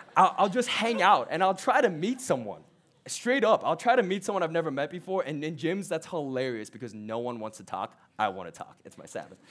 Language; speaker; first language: English; early bilingual, other home language; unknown